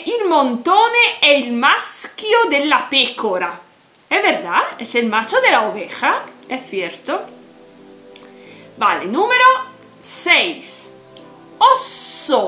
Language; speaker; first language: Spanish; non-native, fluent; Italian